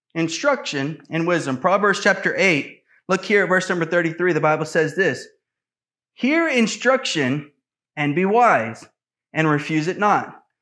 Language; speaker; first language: English; native; English